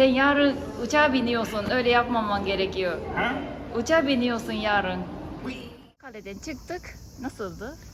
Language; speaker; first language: Turkish; non-native, fluent; Japanese